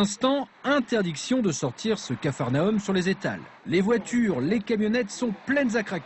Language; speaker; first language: French; native; French